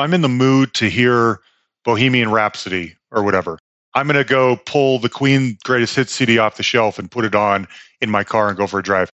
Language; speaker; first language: English; native; English